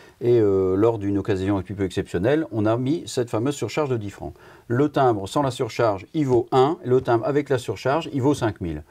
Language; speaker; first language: French; native; French